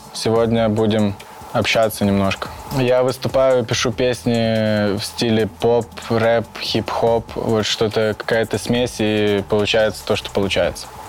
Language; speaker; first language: Russian; native; Russian